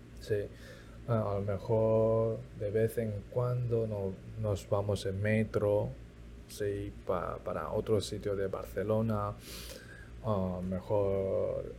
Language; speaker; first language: Spanish; early bilingual, other home language; Chinese